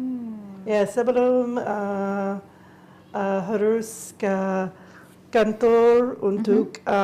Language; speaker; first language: Indonesian; non-native, learner; English